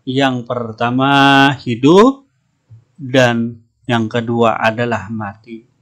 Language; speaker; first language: Indonesian; non-native, local second language; Banjar